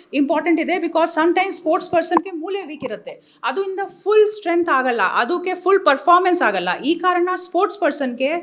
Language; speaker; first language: Kannada; non-native, learner; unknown